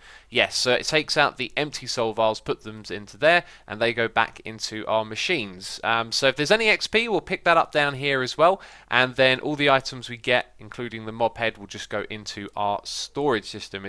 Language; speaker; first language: English; native; English